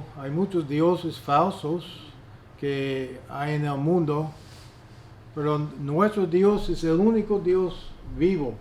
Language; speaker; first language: Spanish; non-native, fluent; English